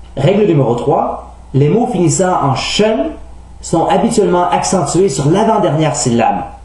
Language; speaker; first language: French; native; French